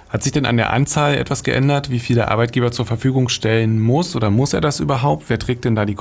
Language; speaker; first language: German; native; German